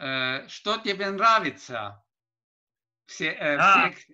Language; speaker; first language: Russian; non-native, learner; Estonian